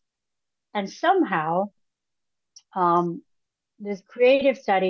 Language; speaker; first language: English; non-native, local second language; Cantonese